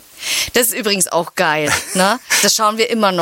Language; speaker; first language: German; native; German